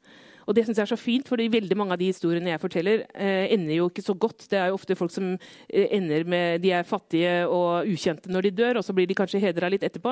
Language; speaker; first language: Norwegian; native; Norwegian